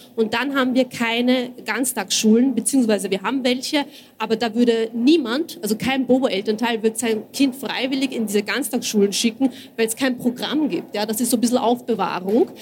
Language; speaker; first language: German; early bilingual, other home language; Bosnian